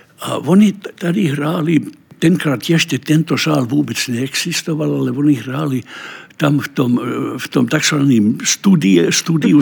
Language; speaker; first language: Czech; non-native, fluent; Finnish